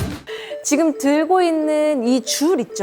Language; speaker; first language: Korean; native; Korean